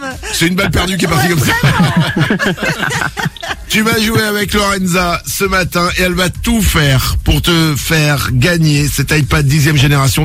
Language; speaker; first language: French; native; French